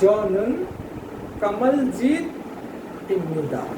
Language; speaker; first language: Korean; non-native, fluent; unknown